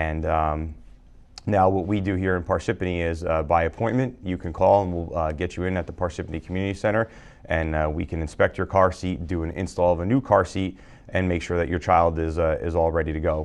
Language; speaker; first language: English; native; English